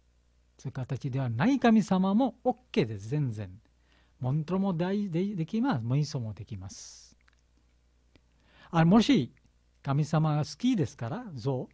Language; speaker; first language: Japanese; non-native, learner; Bangla